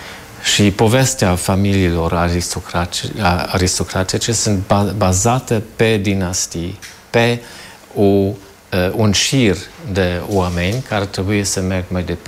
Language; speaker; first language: Romanian; non-native, fluent; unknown